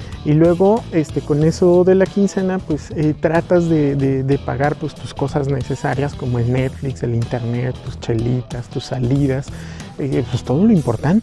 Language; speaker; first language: Spanish; native; Spanish